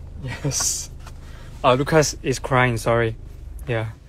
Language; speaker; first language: English; non-native, learner; Chinese